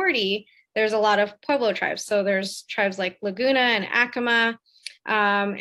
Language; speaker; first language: English; native; English